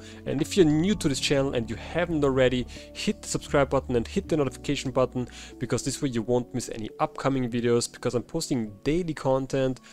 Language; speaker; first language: English; non-native, fluent; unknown